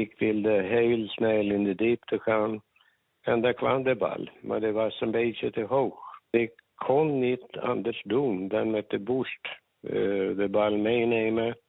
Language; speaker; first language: Dutch; non-native, fluent; Swedish